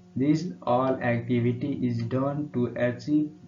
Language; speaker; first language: English; non-native, local second language; Nepali